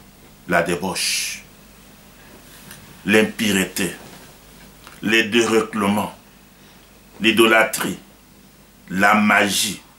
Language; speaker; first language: French; non-native, local second language; Lingala